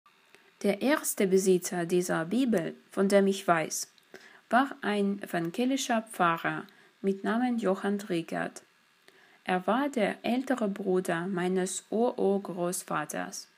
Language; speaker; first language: German; non-native, fluent; Russian